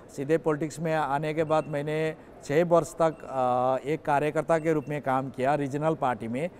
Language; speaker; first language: Hindi; non-native, local second language; Nepali